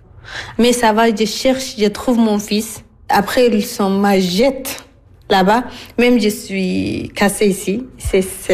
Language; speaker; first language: French; non-native, learner; Arabic